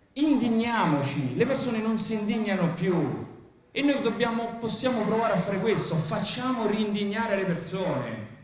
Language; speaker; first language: Italian; native; Italian